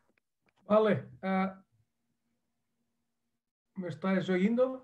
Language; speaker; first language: Spanish; non-native, fluent; Portuguese